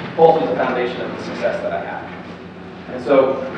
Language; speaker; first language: English; native; English